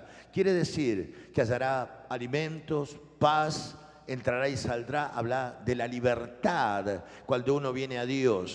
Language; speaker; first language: Spanish; native; Spanish